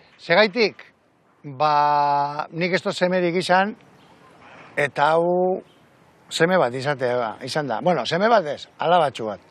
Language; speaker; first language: Basque; native; Basque